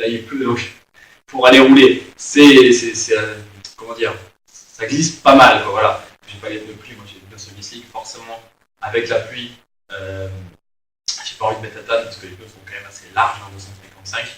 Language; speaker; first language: French; native; French